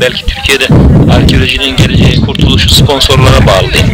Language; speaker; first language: Turkish; native; Turkish